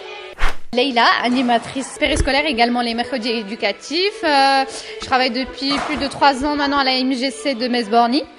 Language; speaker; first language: French; native; French